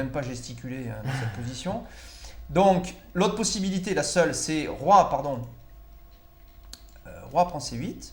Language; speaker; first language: French; native; French